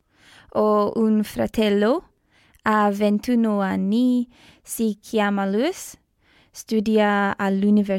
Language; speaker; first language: Italian; non-native, learner; English